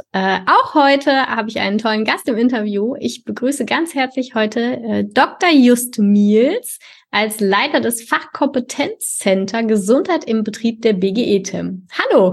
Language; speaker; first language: German; native; German